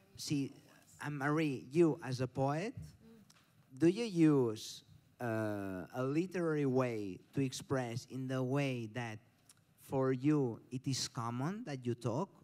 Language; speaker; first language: English; non-native, fluent; Catalan